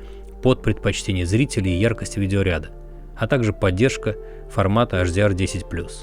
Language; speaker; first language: Russian; native; Russian